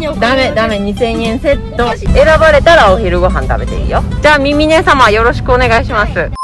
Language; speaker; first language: Japanese; native; Japanese